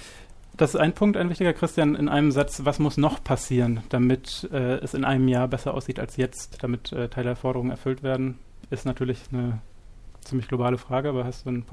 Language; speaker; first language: German; native; German